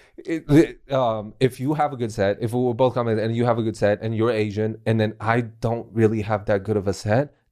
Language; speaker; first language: English; non-native, fluent; Chinese